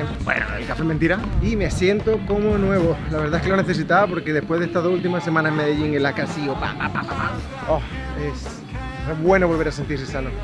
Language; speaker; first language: Spanish; native; Spanish